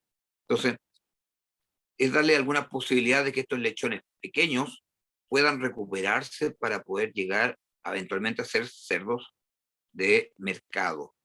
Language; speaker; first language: Spanish; native; Spanish